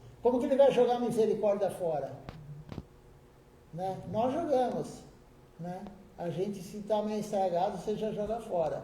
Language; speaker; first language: Portuguese; native; Portuguese